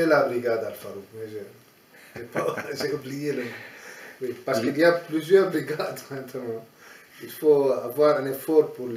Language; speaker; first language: French; non-native, fluent; Aramaic